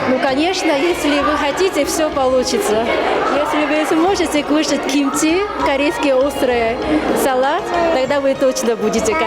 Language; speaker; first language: Russian; non-native, fluent; Korean